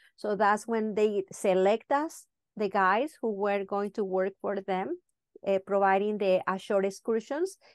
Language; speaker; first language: English; non-native, fluent; Spanish